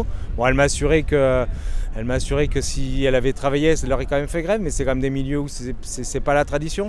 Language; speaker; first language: French; native; French